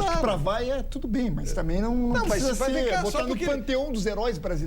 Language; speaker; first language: Portuguese; native; Portuguese